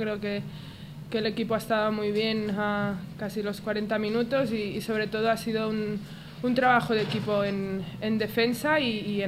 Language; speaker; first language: Spanish; native; Spanish